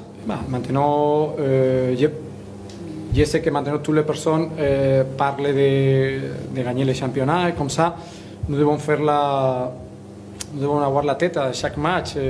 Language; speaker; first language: French; non-native, learner; Spanish